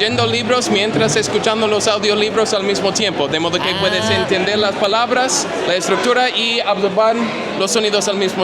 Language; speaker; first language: Spanish; non-native, learner; English